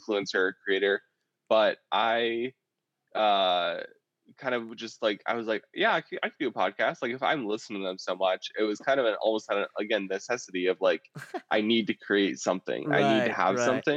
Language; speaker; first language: English; native; English